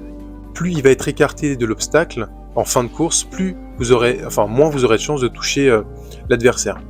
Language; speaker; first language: French; native; French